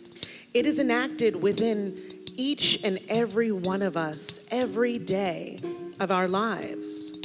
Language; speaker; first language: English; native; English